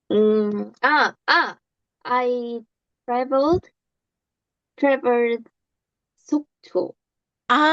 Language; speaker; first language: English; non-native, learner; Korean